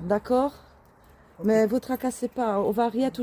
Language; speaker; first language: French; native; French